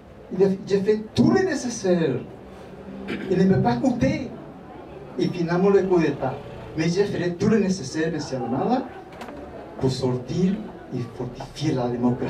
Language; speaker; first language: French; non-native, fluent; Spanish